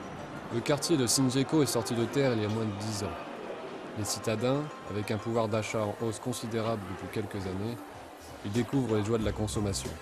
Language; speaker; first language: French; native; French